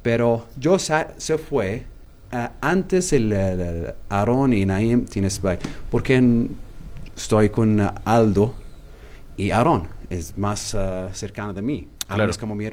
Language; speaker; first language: Spanish; non-native, learner; Arabic